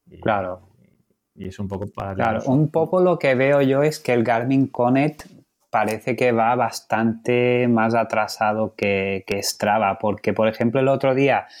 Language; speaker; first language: Spanish; native; Spanish